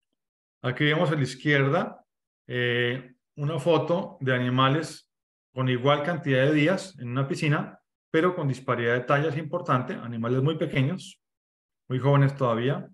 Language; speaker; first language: Spanish; native; Spanish